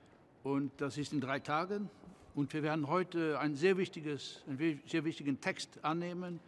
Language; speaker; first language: German; non-native, local second language; Luxembourgish